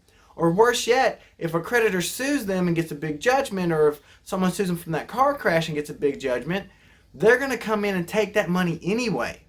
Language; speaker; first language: English; native; English